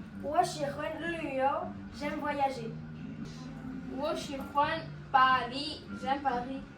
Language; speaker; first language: French; non-native, learner; Chinese